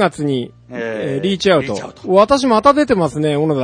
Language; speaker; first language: Japanese; native; Japanese